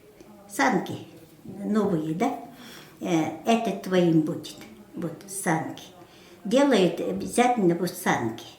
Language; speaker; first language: Russian; non-native, local second language; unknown